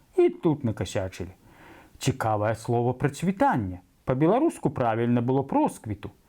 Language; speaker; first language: Belarusian; native; Belarusian